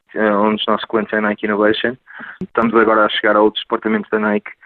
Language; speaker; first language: Portuguese; native; Portuguese